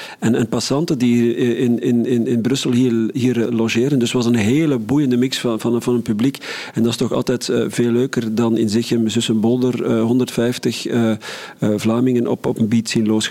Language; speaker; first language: Dutch; native; Dutch